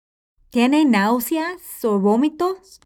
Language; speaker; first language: Spanish; non-native, fluent; English